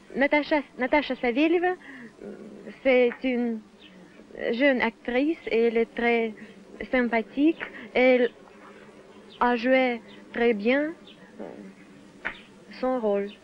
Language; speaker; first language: French; non-native, fluent; Russian